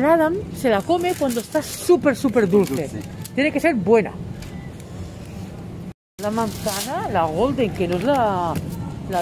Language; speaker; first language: Spanish; native; Spanish